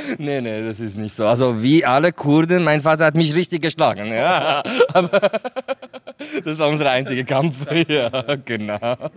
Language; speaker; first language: German; non-native, fluent; Kurdish